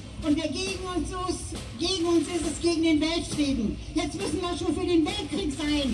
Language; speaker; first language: German; native; German